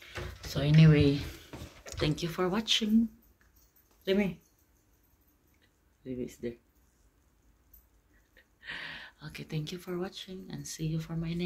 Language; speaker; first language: English; non-native, local second language; Filipino